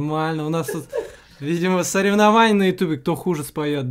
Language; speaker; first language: Russian; native; Russian